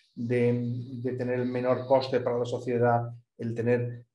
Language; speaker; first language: Spanish; native; Spanish